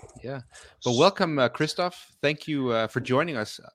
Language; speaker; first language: English; non-native, fluent; Danish